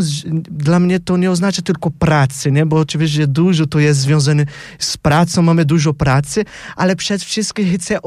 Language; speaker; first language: Polish; non-native, fluent; Portuguese